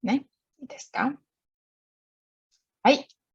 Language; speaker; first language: Japanese; non-native, fluent; Chinese